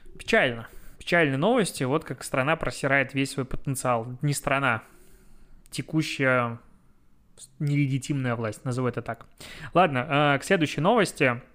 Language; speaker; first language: Russian; native; Russian